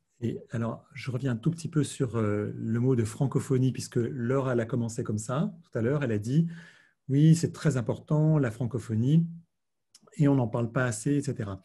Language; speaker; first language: French; native; French